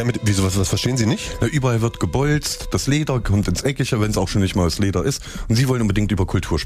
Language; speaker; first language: German; native; German